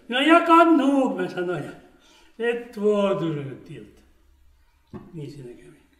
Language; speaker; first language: Finnish; non-native, local second language; Swedish